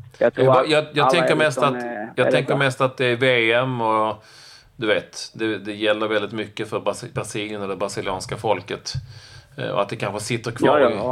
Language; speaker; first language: Swedish; native; Swedish